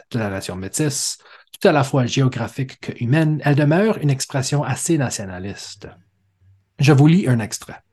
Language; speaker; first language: French; native; French